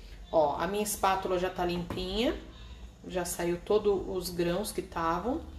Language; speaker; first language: Portuguese; native; Portuguese